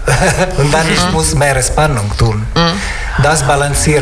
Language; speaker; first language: German; non-native, learner; Italian